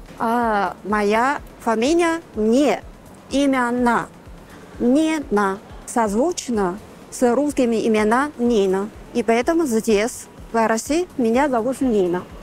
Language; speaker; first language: Russian; non-native, fluent; Chinese